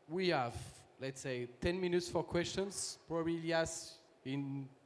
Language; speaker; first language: English; non-native, fluent; French